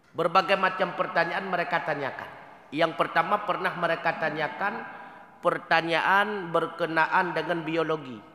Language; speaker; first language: Malay; non-native, local second language; Achinese